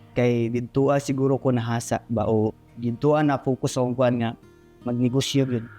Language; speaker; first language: Cebuano; native; Cebuano